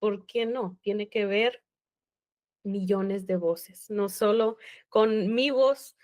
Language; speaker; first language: Spanish; native; Spanish